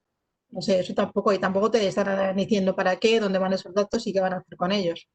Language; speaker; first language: Spanish; native; Spanish